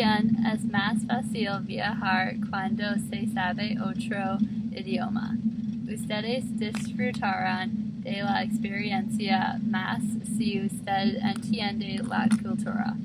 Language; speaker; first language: Spanish; non-native, learner; English